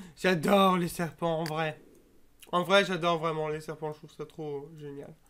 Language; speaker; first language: French; native; French